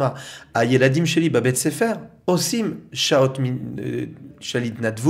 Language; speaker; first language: Hebrew; non-native, learner; French